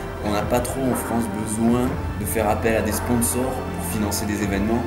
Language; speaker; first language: French; native; French